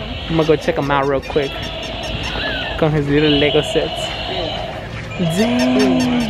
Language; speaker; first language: English; early bilingual, other home language; Spanish